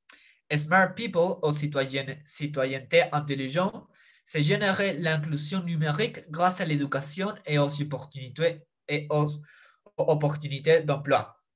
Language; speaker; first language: French; non-native, fluent; Spanish